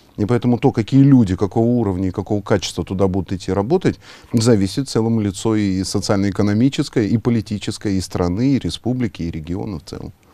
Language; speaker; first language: Russian; native; Russian